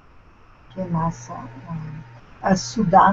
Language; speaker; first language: Spanish; non-native, learner; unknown